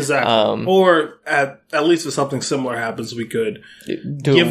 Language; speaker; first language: English; native; English